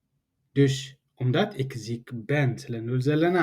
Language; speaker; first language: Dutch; non-native, learner; Tigrinya